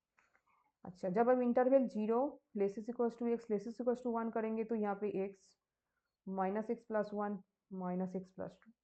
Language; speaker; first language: Hindi; native; Hindi